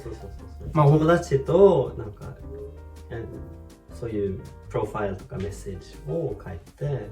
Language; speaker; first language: Japanese; non-native, fluent; Swedish